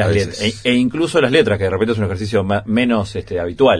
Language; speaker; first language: Spanish; native; Spanish